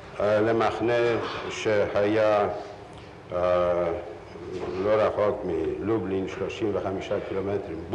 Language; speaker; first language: Hebrew; non-native, fluent; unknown